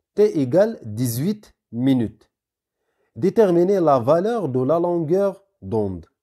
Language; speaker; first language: French; non-native, local second language; Arabic